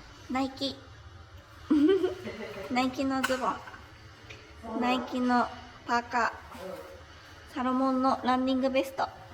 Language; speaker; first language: Japanese; native; Japanese